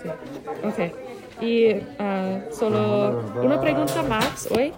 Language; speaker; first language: Spanish; non-native, fluent; English